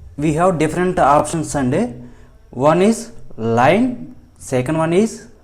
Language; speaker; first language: English; non-native, local second language; Telugu